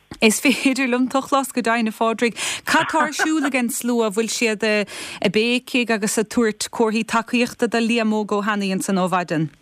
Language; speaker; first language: Irish; native; Irish